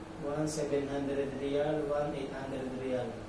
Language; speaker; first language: English; non-native, learner; Filipino